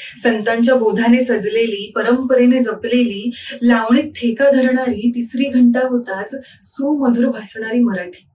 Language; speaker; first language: Marathi; native; Marathi